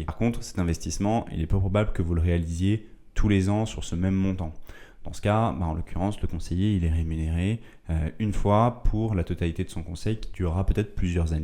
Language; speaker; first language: French; native; French